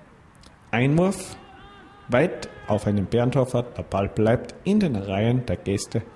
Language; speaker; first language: German; native; German